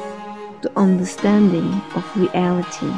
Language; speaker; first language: English; non-native, fluent; German